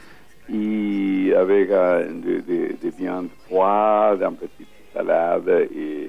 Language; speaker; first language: French; non-native, fluent; Spanish